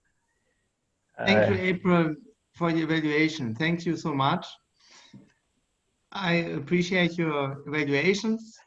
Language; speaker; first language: English; non-native, fluent; German